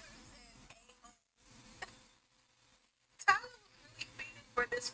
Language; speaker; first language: English; native; English